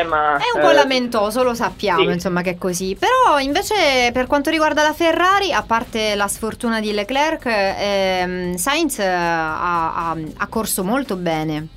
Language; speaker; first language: Italian; native; Italian